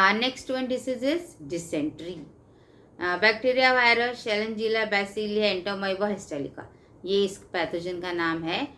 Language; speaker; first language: Hindi; non-native, local second language; Marathi